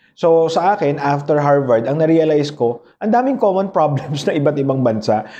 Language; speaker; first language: Filipino; non-native, local second language; Pampanga